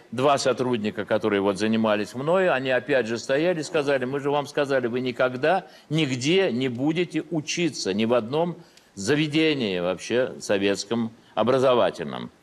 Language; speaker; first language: Russian; early bilingual, heritage; Russian